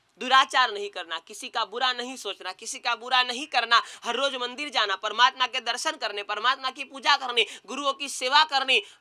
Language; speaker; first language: Hindi; non-native, local second language; Gujarati